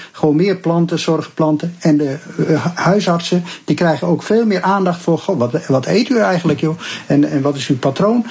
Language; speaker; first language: Dutch; native; Dutch